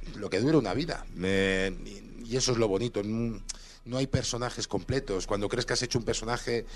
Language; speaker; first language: Spanish; native; Spanish